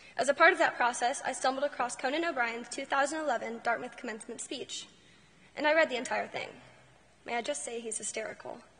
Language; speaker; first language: English; native; English